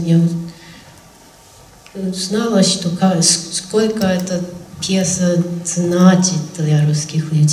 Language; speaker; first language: Russian; non-native, learner; Japanese